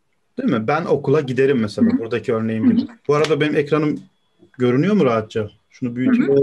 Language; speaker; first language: Turkish; native; Turkish